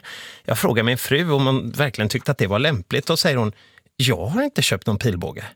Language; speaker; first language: Swedish; native; Swedish